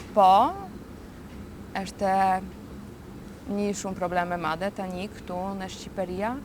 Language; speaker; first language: Albanian; non-native, learner; Polish